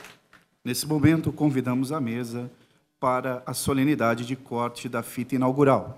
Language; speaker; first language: Portuguese; native; Portuguese